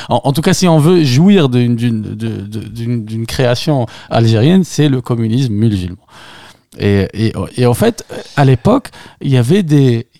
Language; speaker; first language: French; non-native, local second language; Arabic